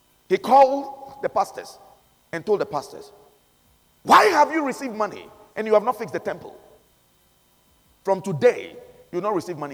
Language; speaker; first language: English; non-native, local second language; Akan